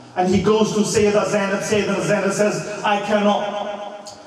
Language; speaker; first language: English; native; English